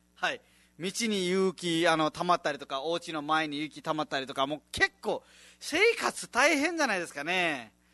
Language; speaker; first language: Japanese; non-native, fluent; Nepali